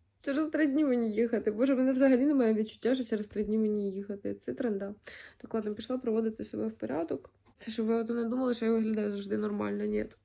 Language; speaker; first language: Ukrainian; native; Ukrainian